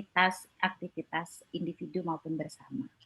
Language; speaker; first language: Indonesian; native; Indonesian